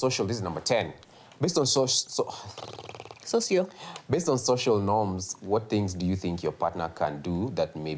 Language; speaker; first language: English; non-native, local second language; Swahili